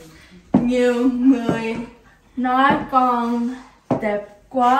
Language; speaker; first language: Vietnamese; early bilingual, heritage; English